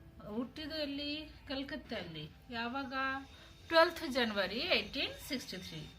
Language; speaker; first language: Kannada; non-native, local second language; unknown